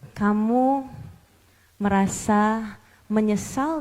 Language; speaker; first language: Indonesian; native; Indonesian